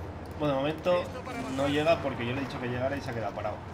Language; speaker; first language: Spanish; native; Spanish